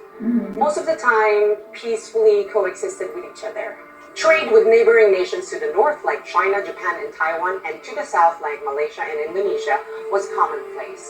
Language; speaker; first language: English; non-native, local second language; Filipino